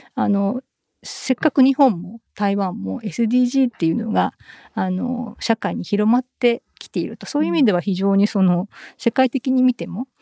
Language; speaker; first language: Japanese; native; Japanese